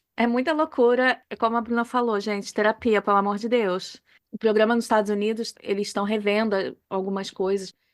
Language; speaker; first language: Portuguese; native; Portuguese